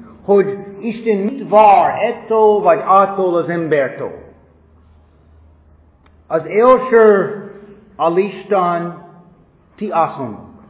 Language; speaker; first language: Hungarian; non-native, fluent; English